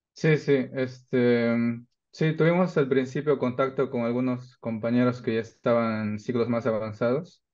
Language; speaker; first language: Spanish; native; Spanish